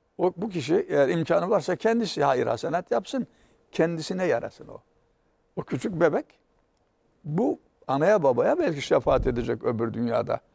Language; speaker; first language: Turkish; native; Turkish